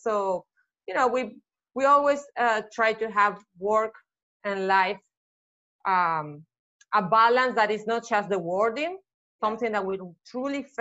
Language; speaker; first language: English; non-native, fluent; Spanish